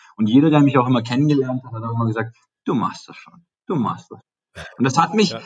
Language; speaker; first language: German; early bilingual, other home language; Turkish